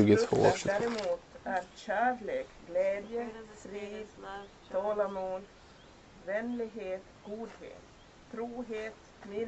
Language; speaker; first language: Swedish; native; Swedish